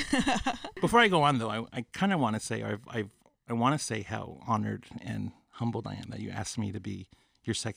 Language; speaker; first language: English; native; English